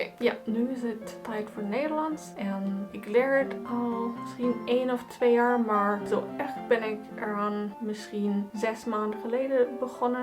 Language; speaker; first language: Dutch; non-native, fluent; German